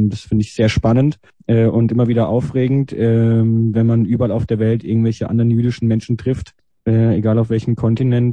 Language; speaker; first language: German; native; German